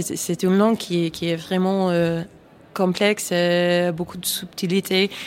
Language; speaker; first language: French; non-native, fluent; English